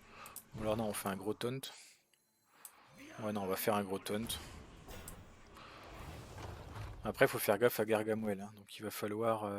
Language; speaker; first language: French; native; French